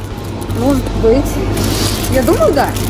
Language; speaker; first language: Russian; early bilingual, heritage; Russian